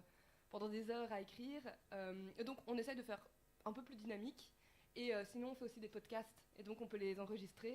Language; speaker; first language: French; native; French